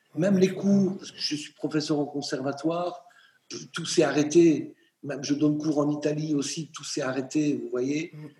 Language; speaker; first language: French; native; French